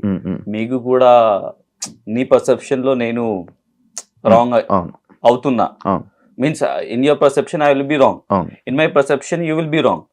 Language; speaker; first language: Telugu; non-native, learner; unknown